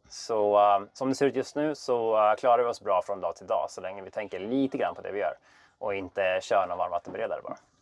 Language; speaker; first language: Swedish; native; Swedish